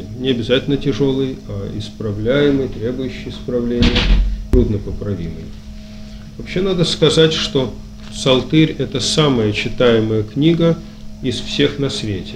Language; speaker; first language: Russian; native; Russian